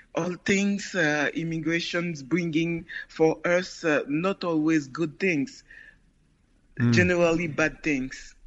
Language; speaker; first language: English; non-native, learner; Haitian Creole